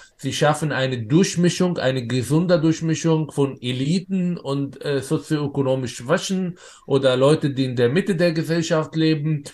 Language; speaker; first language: German; non-native, fluent; Arabic